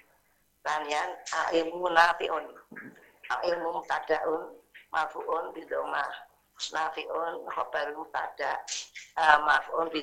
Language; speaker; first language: Arabic; non-native, learner; Indonesian